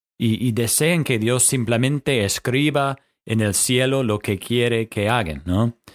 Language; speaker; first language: Spanish; non-native, fluent; English